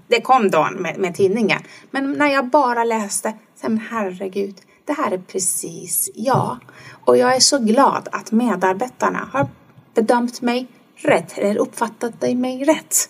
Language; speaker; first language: Swedish; non-native, fluent; Persian